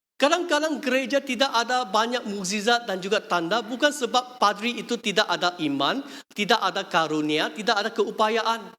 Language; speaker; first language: Malay; non-native, local second language; Chinese